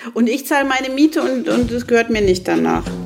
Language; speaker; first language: German; native; German